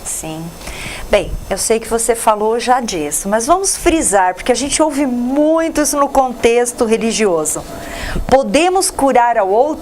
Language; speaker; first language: Portuguese; native; Portuguese